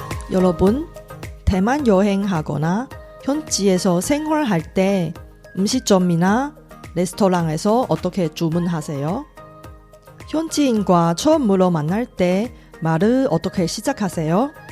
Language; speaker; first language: Korean; non-native, fluent; Chinese